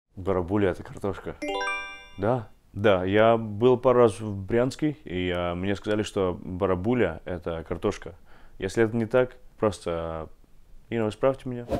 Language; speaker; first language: Russian; non-native, fluent; English